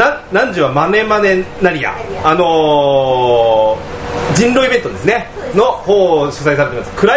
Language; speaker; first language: Japanese; native; Japanese